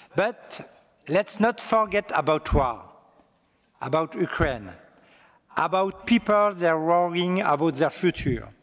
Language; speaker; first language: English; non-native, learner; French